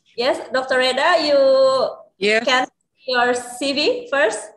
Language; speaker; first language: English; non-native, learner; Indonesian